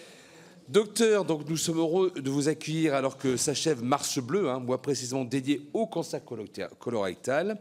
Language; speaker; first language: French; native; French